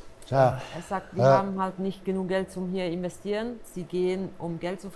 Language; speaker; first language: German; early bilingual, other home language; Albanian